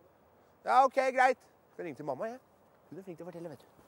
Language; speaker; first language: Norwegian; native; Norwegian